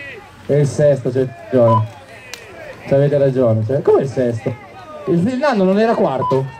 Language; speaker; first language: Italian; native; Italian